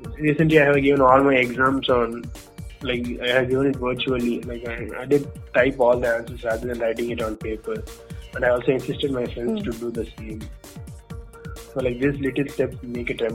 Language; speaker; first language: English; non-native, local second language; Tamil